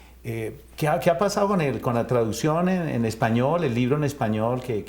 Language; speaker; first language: Spanish; native; Spanish